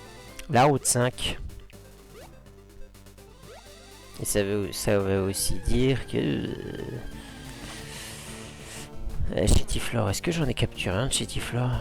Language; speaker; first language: French; native; French